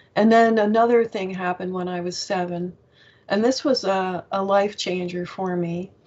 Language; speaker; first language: English; native; English